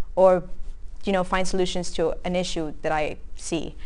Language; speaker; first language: English; early bilingual, other home language; Spanish